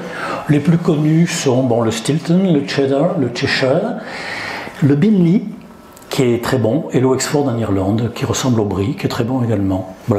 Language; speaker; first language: French; native; French